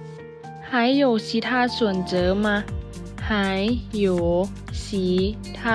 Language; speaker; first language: Chinese; non-native, fluent; Lao